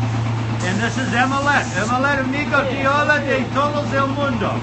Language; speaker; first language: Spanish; non-native, learner; English